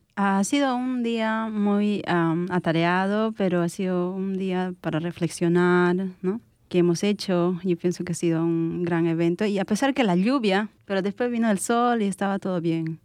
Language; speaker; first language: Spanish; non-native, local second language; Quechua